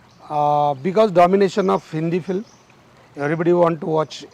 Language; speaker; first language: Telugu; non-native, learner; Marathi